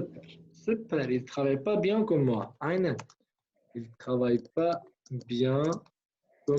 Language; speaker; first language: French; non-native, fluent; Kurdish